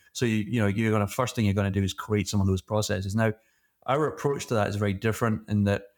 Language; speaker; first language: English; native; English